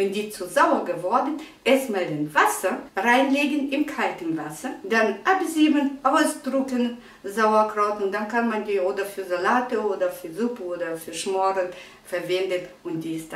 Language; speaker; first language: German; non-native, fluent; Russian